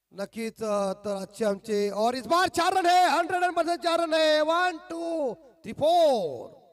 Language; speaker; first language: Hindi; non-native, local second language; Marathi